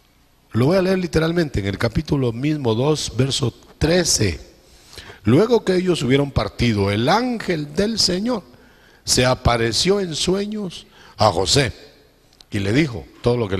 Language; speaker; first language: Spanish; native; Spanish